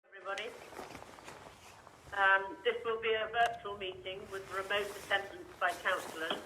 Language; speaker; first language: English; native; English